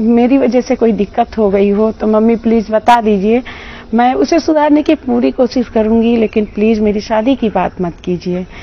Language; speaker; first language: Hindi; native; Hindi